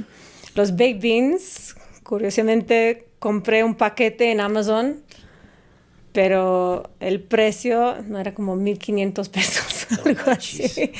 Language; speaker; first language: Spanish; non-native, fluent; English